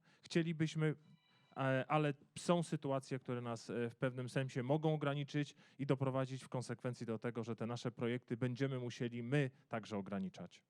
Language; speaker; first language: Polish; native; Polish